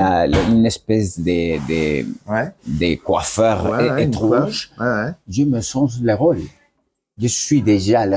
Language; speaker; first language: French; non-native, learner; Spanish